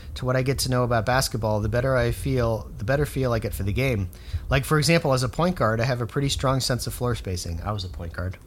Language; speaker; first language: English; native; English